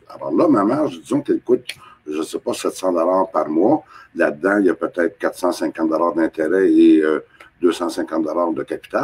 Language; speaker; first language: French; native; French